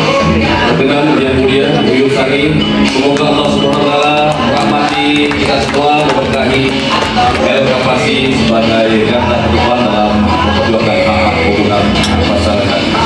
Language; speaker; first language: Indonesian; native; Indonesian